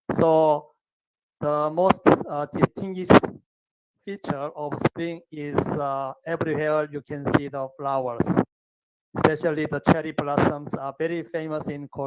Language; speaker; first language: English; non-native, fluent; Korean